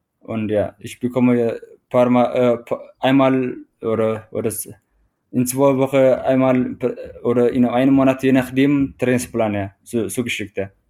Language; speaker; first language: German; non-native, fluent; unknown